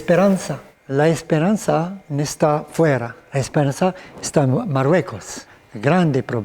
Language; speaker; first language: Spanish; non-native, learner; Arabic